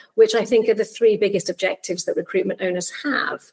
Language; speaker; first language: English; native; English